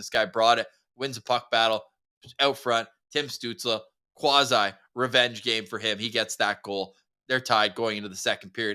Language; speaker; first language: English; native; English